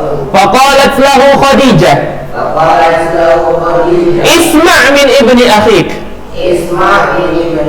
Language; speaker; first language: Arabic; non-native, fluent; Indonesian